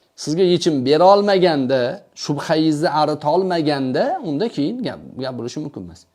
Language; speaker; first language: Uzbek; native; Uzbek